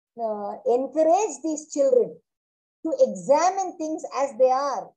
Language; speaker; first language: English; non-native, local second language; Kannada